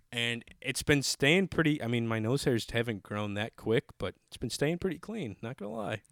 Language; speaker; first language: English; native; English